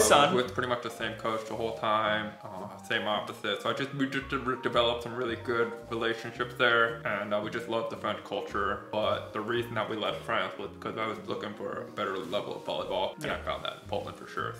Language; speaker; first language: English; native; English